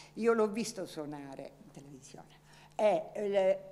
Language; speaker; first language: Italian; native; Italian